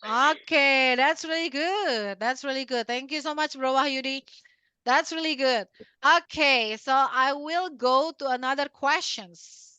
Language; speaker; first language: English; non-native, fluent; Indonesian